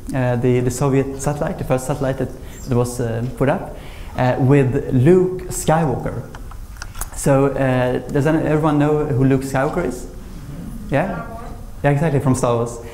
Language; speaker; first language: English; non-native, fluent; Swedish